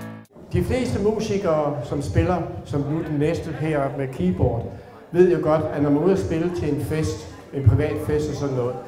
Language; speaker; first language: Danish; native; Danish